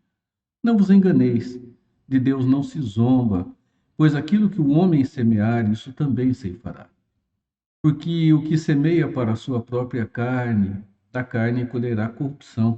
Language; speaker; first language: Portuguese; native; Portuguese